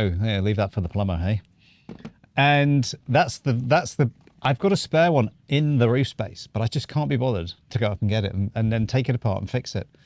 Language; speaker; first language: English; native; English